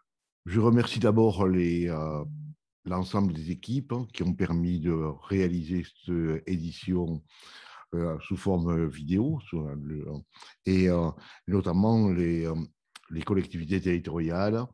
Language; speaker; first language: French; native; French